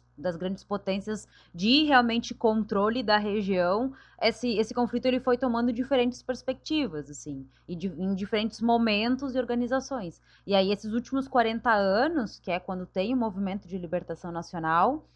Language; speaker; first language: Portuguese; non-native, fluent; Spanish